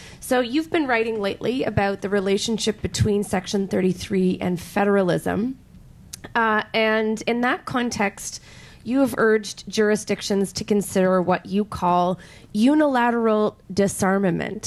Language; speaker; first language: English; native; English